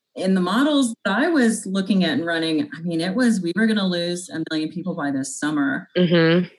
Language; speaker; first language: English; native; English